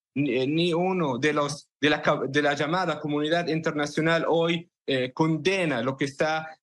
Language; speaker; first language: Spanish; non-native, fluent; Arabic